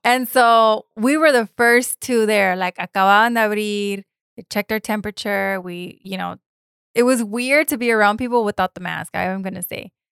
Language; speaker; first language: English; early bilingual, other home language; Spanish